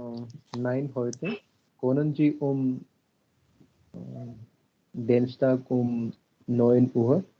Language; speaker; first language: German; non-native, learner; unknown